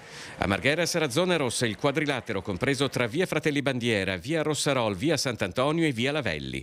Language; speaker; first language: Italian; native; Italian